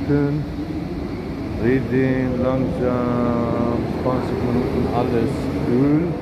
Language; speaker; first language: German; non-native, learner; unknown